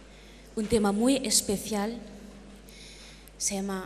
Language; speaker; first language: Spanish; non-native, fluent; Japanese